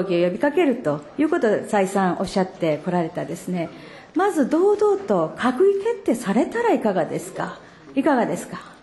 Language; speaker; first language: Japanese; native; Japanese